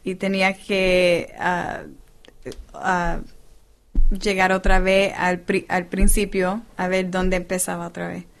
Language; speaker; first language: Spanish; non-native, fluent; English